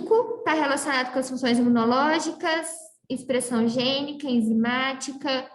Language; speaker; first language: Portuguese; native; Portuguese